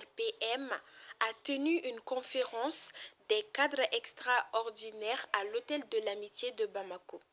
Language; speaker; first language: French; non-native, local second language; Bambara